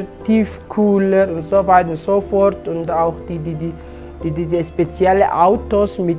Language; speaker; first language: German; non-native, fluent; Somali